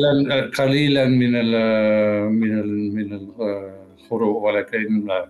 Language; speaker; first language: Arabic; non-native, learner; Dutch